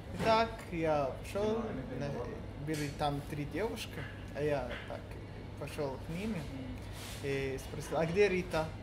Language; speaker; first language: Russian; non-native, learner; Arabic